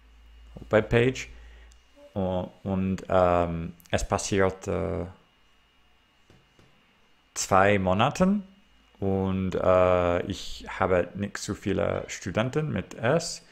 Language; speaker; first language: German; non-native, learner; English